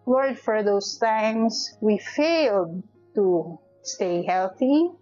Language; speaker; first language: English; non-native, local second language; Filipino